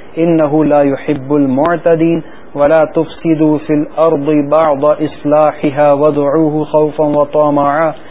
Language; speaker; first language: Urdu; native; Urdu